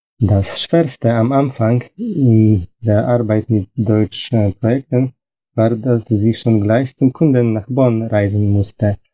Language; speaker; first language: German; non-native, fluent; Polish